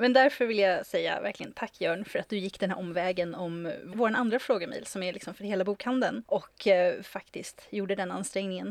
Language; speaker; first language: Swedish; native; Swedish